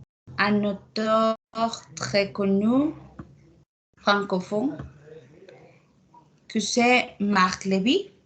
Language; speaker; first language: French; non-native, learner; Spanish